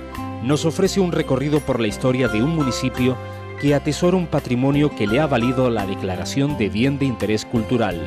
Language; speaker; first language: Spanish; native; Spanish